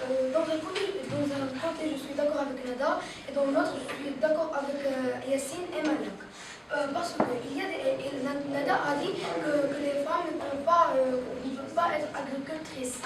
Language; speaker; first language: French; non-native, local second language; Arabic